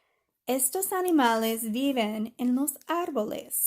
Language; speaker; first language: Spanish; non-native, fluent; English